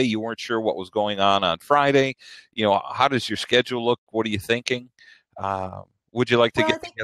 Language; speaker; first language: English; native; English